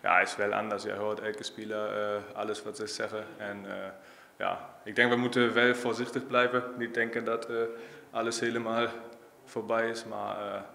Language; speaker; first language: Dutch; non-native, fluent; German